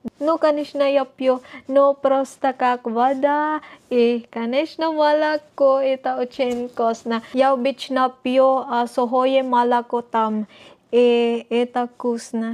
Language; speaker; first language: Russian; non-native, learner; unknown